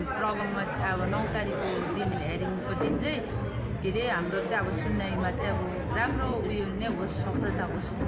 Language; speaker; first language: Nepali; native; Nepali